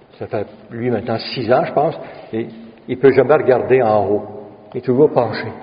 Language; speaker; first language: French; native; French